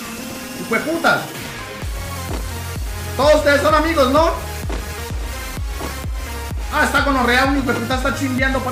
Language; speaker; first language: Spanish; native; Spanish